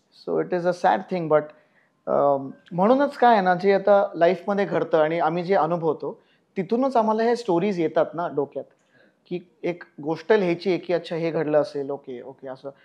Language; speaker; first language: Marathi; native; Marathi